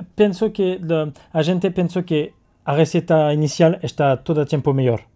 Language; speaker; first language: Portuguese; non-native, learner; French